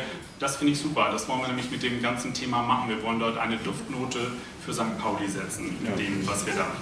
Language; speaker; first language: German; native; German